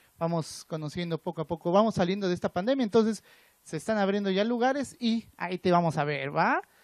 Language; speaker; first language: Spanish; native; Spanish